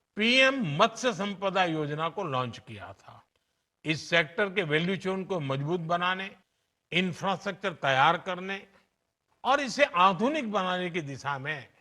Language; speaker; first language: Hindi; non-native, local second language; Gujarati